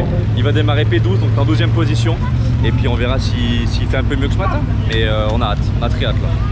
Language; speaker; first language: French; native; French